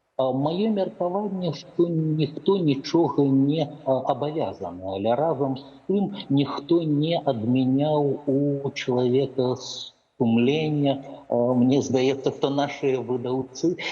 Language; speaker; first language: Belarusian; non-native, local second language; Russian